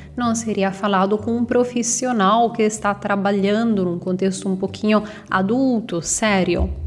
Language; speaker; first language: Portuguese; non-native, fluent; Italian